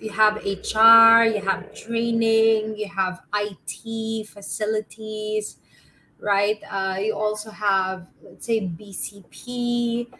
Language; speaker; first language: English; non-native, local second language; Filipino